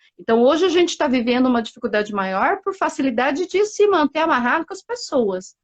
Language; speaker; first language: Portuguese; native; Portuguese